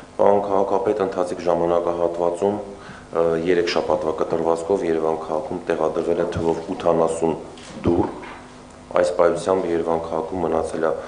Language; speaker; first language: Armenian; native; Armenian